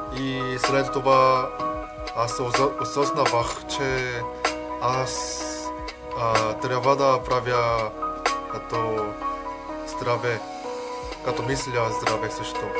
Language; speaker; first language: Bulgarian; non-native, learner; Korean